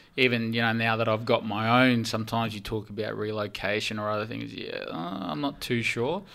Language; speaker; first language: English; early bilingual, heritage; English